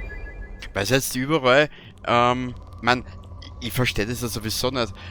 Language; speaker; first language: German; native; German